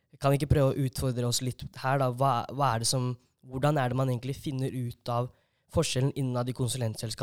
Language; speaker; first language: Norwegian; native; Norwegian